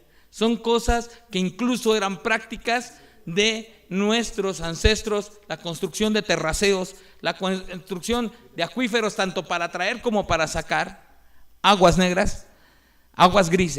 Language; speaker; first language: Spanish; native; Spanish